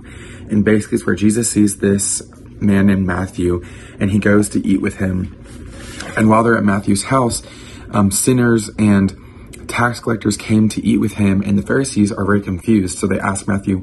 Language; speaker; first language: English; native; English